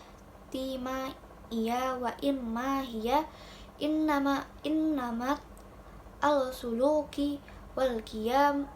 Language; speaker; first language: Arabic; non-native, learner; Indonesian